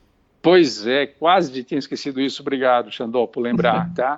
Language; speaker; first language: Portuguese; native; Portuguese